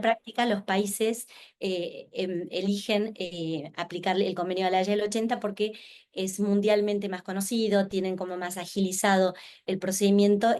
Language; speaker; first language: Spanish; native; Spanish